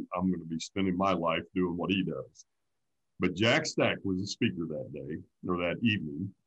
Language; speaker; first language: English; native; English